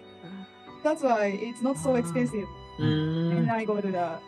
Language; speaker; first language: English; non-native, learner; Japanese